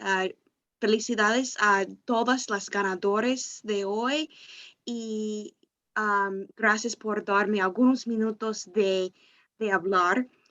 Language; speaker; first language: Spanish; non-native, fluent; English